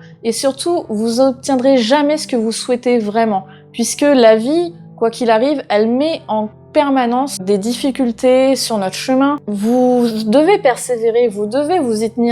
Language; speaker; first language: French; native; French